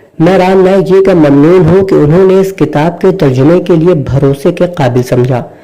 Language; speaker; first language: Urdu; native; Urdu